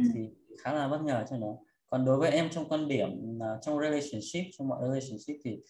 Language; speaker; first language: Vietnamese; early bilingual, heritage; Vietnamese